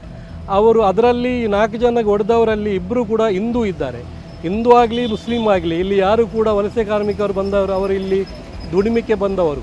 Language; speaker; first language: Kannada; native; Kannada